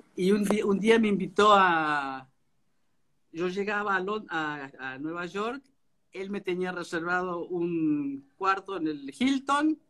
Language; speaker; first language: Spanish; non-native, local second language; German